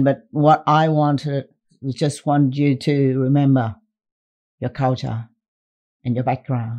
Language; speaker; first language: English; non-native, fluent; Vietnamese